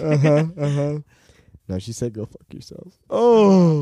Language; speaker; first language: English; native; English